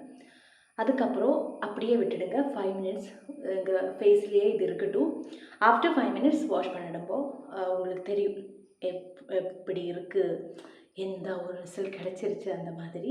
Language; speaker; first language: Tamil; non-native, learner; Malayalam